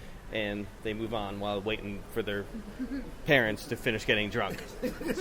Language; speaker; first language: English; native; English